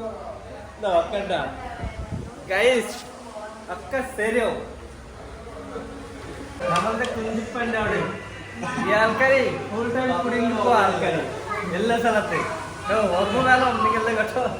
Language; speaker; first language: Malayalam; non-native, learner; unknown